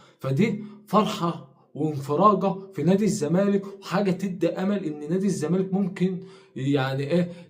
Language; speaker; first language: Arabic; native; Arabic